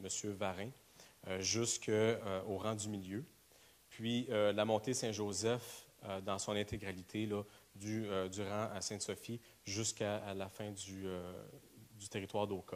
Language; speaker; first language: French; native; French